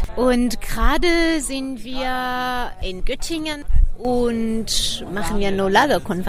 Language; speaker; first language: German; non-native, fluent; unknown